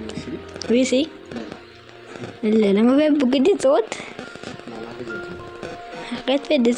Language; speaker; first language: French; non-native, local second language; Morisyen